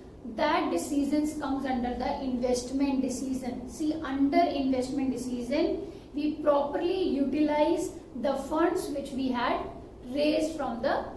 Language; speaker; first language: English; non-native, local second language; Hindi